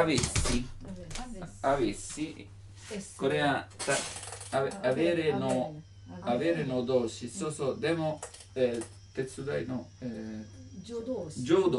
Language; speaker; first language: Japanese; non-native, learner; Italian